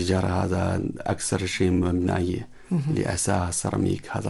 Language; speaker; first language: Arabic; non-native, learner; Chinese